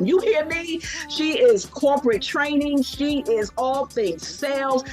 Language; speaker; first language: English; native; English